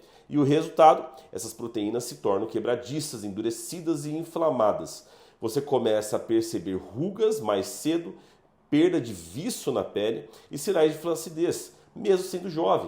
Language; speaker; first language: Portuguese; native; Portuguese